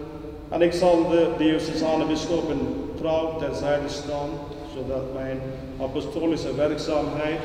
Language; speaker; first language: Dutch; non-native, fluent; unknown